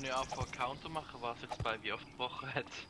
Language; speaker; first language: German; native; German